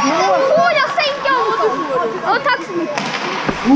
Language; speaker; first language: Swedish; native; Swedish